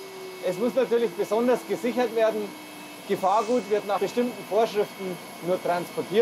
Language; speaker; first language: German; native; German